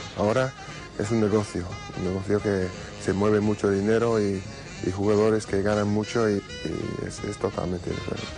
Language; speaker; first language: Spanish; non-native, fluent; English